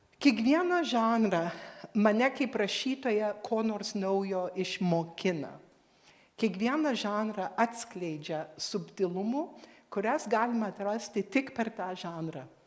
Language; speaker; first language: Lithuanian; early bilingual, heritage; Lithuanian